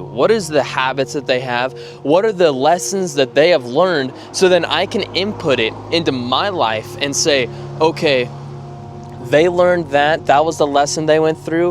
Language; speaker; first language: English; native; English